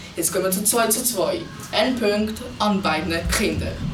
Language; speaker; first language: German; non-native, local second language; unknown